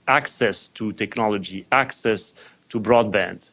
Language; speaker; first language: English; non-native, fluent; French